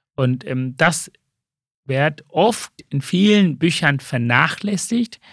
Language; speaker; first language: German; early bilingual, other home language; Sinhala